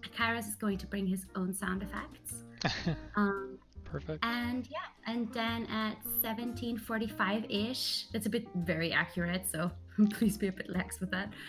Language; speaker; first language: English; early bilingual, other home language; German